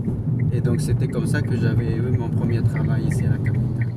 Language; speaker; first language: French; non-native, fluent; Spanish